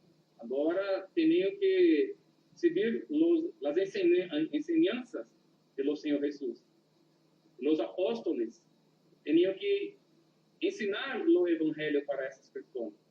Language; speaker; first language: Spanish; non-native, learner; Portuguese